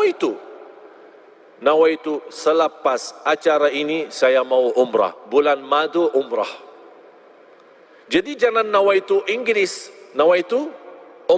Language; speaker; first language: Indonesian; non-native, fluent; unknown